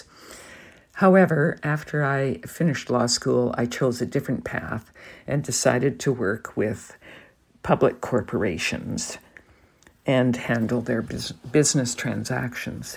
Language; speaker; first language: English; native; English